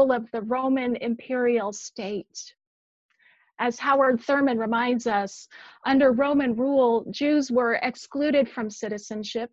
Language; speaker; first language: English; native; English